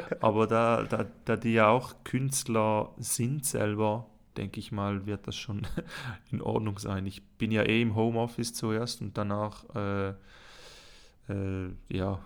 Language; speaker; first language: German; native; German